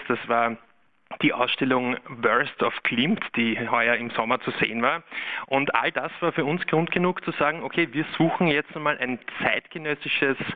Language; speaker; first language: German; native; German